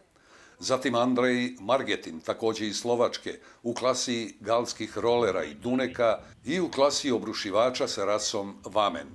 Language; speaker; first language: Bosnian; native; Bosnian